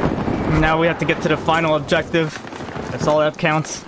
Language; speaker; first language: English; native; English